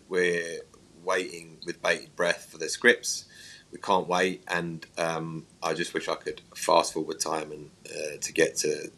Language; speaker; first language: English; native; English